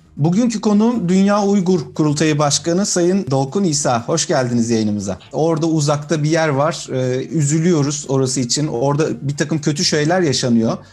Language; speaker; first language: Turkish; native; Turkish